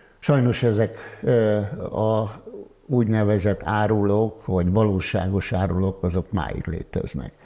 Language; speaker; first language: Hungarian; native; Hungarian